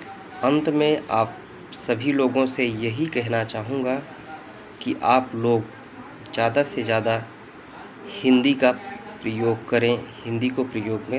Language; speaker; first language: Hindi; native; Hindi